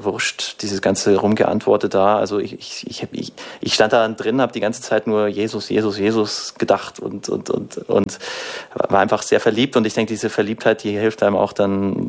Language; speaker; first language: German; native; German